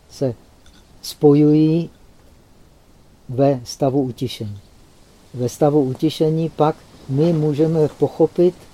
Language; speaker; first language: Czech; native; Czech